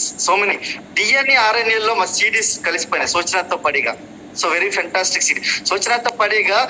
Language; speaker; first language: Telugu; native; Telugu